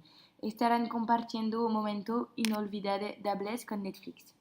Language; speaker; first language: Spanish; non-native, learner; French